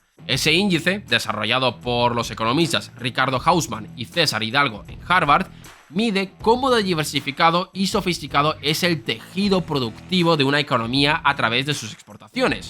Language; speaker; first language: Spanish; native; Spanish